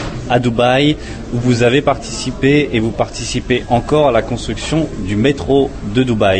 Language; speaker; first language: French; native; French